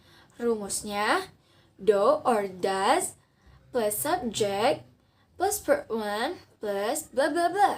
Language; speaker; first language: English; non-native, learner; Indonesian